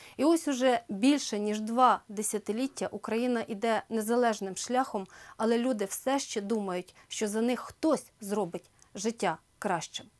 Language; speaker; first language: Ukrainian; native; Ukrainian